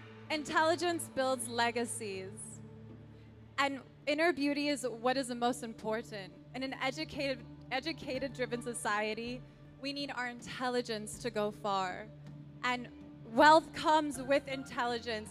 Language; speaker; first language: English; early bilingual, other home language; Spanish